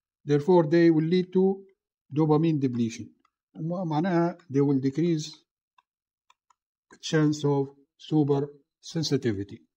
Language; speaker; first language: English; non-native, fluent; Arabic